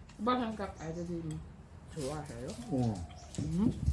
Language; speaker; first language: Korean; non-native, learner; Thai